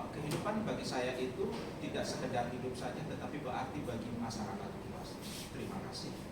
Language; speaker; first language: Indonesian; non-native, local second language; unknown